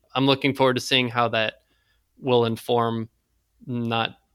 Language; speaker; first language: English; native; English